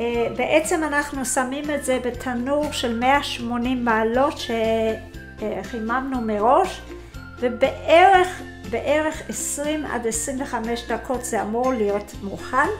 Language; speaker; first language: Hebrew; non-native, fluent; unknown